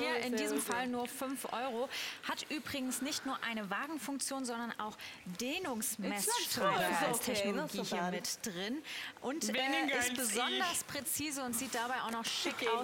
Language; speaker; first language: German; native; German